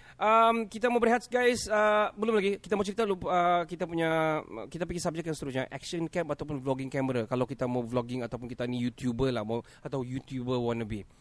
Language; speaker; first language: Malay; native; Malay